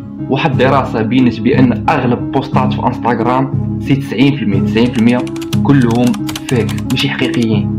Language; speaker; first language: Arabic; native; Arabic